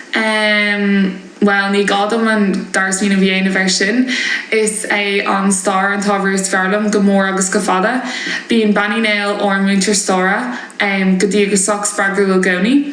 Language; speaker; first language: Irish; non-native, local second language; English